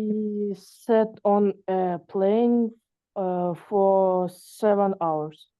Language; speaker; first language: English; non-native, learner; Russian